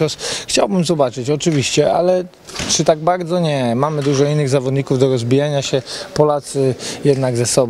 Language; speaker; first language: Polish; native; Polish